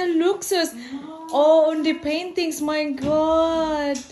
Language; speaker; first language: German; non-native, learner; Filipino